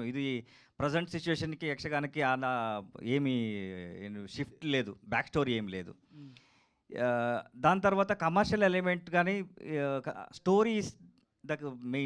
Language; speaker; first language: Telugu; non-native, learner; Kannada